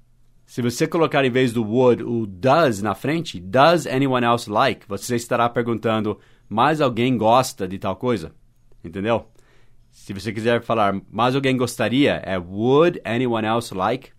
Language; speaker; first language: Portuguese; non-native, fluent; English